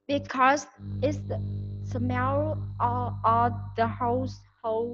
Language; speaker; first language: English; non-native, learner; Vietnamese